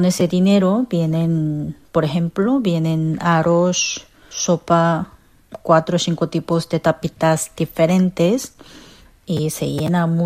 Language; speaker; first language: Spanish; non-native, learner; Korean